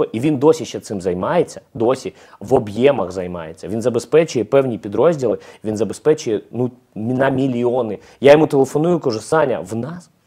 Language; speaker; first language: Ukrainian; non-native, local second language; Russian